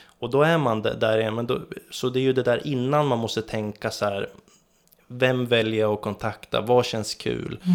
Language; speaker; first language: Swedish; native; Swedish